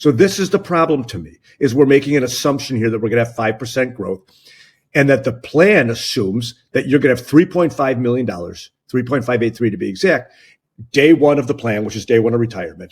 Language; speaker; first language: English; native; English